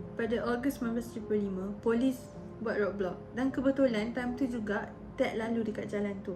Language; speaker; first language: Malay; native; Malay